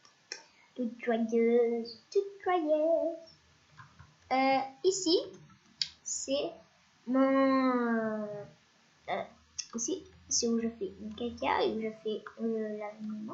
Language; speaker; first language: French; non-native, fluent; Spanish